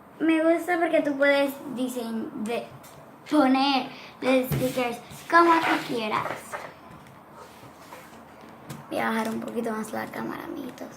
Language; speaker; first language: Spanish; early bilingual, heritage; Spanish